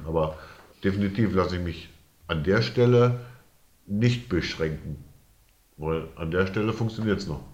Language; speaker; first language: German; native; German